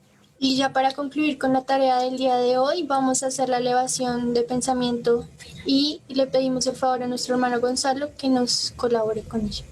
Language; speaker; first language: Spanish; native; Spanish